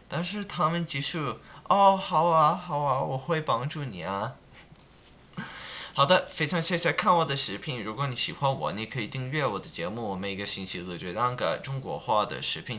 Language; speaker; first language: Chinese; non-native, learner; English